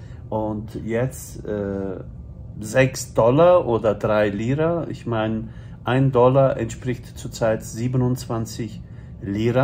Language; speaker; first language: German; early bilingual, other home language; Turkish